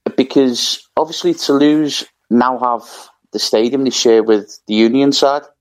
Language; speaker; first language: English; native; English